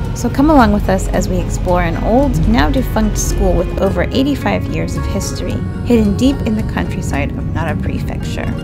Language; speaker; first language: English; native; English